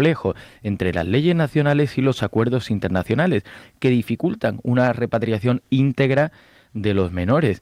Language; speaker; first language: Spanish; native; Spanish